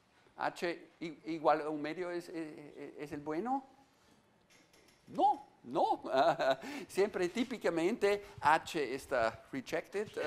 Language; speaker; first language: Spanish; non-native, fluent; German